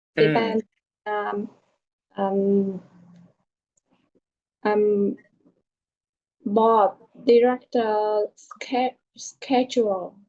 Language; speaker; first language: English; non-native, learner; Vietnamese